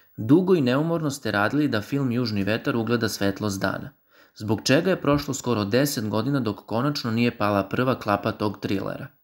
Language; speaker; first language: Serbian; native; Serbian